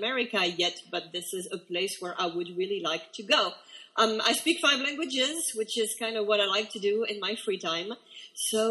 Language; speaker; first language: English; non-native, fluent; French